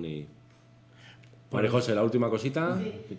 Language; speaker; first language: Spanish; native; Spanish